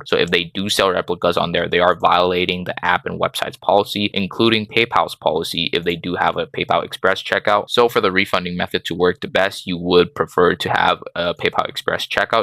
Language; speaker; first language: English; native; English